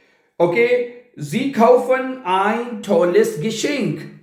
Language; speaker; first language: German; non-native, fluent; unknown